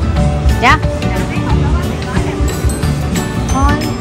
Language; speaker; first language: Vietnamese; native; Vietnamese